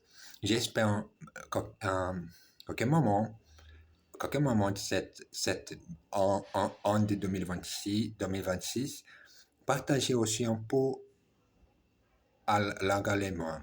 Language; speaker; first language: French; non-native, learner; Portuguese